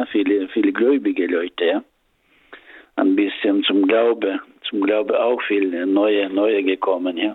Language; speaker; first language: German; non-native, learner; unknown